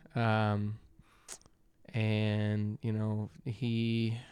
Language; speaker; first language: English; native; English